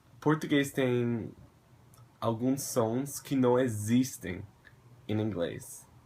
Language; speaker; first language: Portuguese; non-native, fluent; English